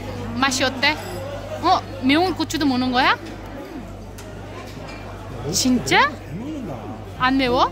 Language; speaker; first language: Korean; non-native, learner; Uzbek